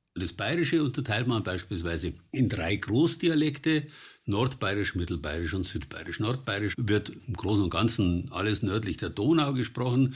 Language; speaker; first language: German; native; German